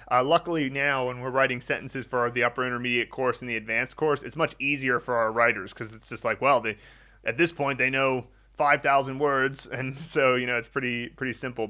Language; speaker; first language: English; native; English